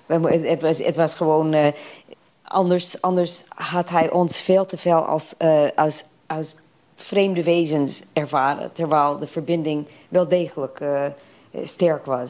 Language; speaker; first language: Dutch; non-native, fluent; English